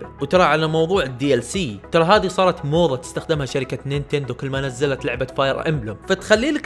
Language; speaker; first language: Arabic; native; Arabic